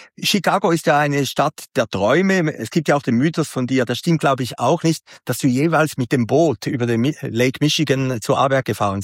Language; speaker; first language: German; native; German